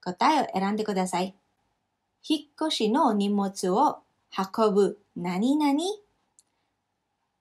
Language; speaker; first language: Japanese; non-native, fluent; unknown